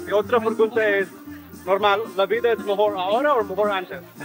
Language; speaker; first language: Spanish; non-native, learner; English